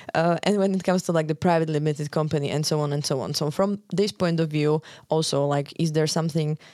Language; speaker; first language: English; non-native, fluent; Slovak